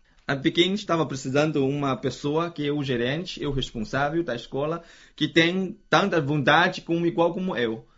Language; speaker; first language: Portuguese; non-native, fluent; Chinese